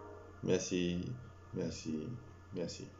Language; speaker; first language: French; non-native, local second language; Morisyen